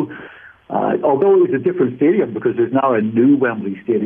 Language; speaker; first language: English; native; English